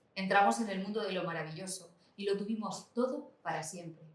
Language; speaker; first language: Spanish; non-native, local second language; Catalan